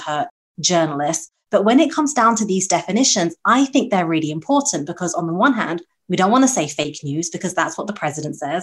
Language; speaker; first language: English; native; English